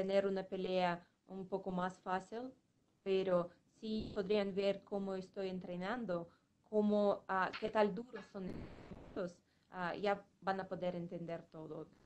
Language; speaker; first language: Spanish; non-native, fluent; Russian